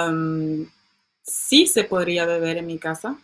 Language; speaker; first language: Spanish; non-native, learner; English